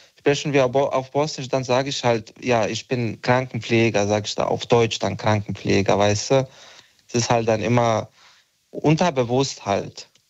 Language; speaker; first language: German; non-native, fluent; Bosnian